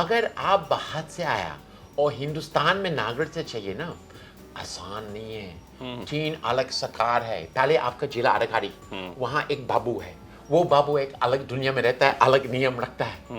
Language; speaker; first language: Hindi; non-native, fluent; English